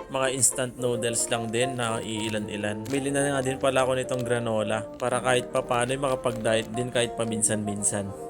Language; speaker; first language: Filipino; non-native, local second language; Iloko